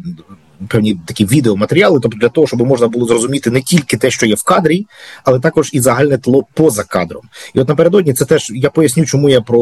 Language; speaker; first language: Ukrainian; native; Ukrainian